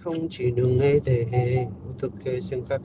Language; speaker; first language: Korean; non-native, learner; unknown